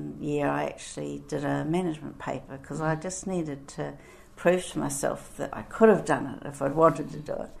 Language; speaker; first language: English; native; English